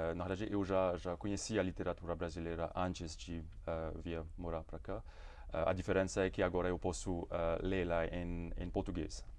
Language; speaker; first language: Portuguese; non-native, fluent; Morisyen